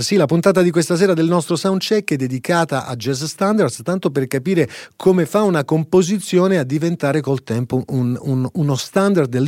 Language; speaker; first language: Italian; native; Italian